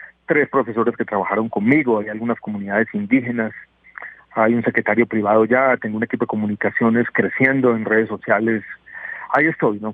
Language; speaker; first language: Spanish; native; Spanish